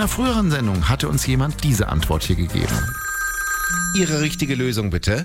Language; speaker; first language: German; native; German